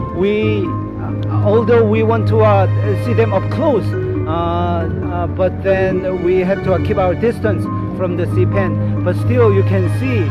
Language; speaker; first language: English; non-native, fluent; Korean